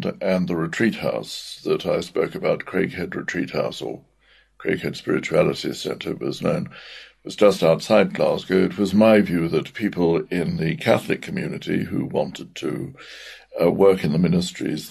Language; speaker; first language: English; native; English